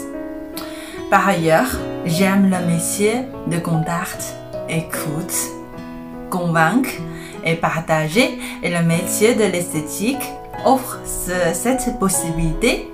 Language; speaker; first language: French; non-native, fluent; Chinese